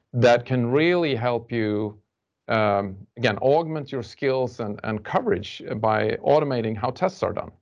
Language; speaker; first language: English; non-native, fluent; Swedish